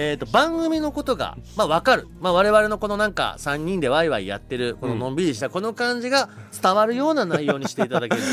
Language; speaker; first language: Japanese; native; Japanese